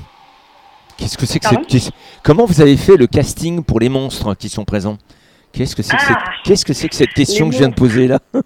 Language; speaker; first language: French; native; French